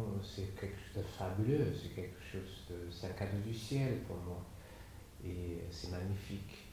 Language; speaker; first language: French; non-native, fluent; Chinese